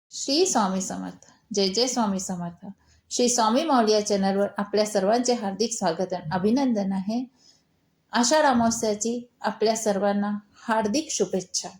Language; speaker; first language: Marathi; non-native, local second language; Hindi